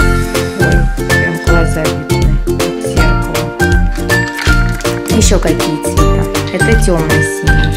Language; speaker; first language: Russian; native; Russian